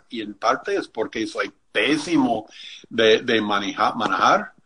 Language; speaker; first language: Spanish; non-native, fluent; English